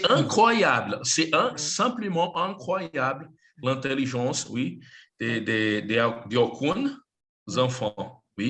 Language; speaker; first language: French; non-native, learner; Portuguese